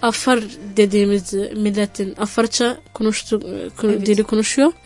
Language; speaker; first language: Turkish; non-native, fluent; Somali